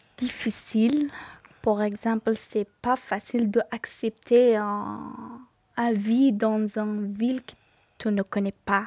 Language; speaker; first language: French; non-native, learner; Persian